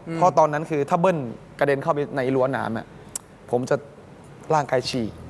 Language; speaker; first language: Thai; native; Thai